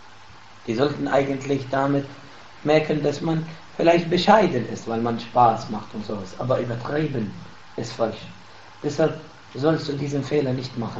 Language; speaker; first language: German; non-native, fluent; Arabic